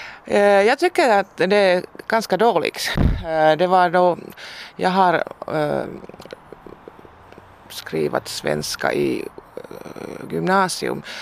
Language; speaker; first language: Swedish; non-native, local second language; Finnish